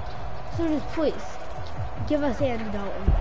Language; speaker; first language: English; native; English